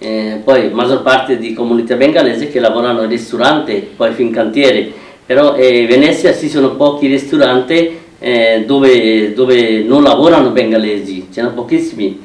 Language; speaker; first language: Italian; non-native, fluent; Bangla